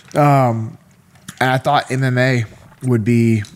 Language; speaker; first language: English; native; English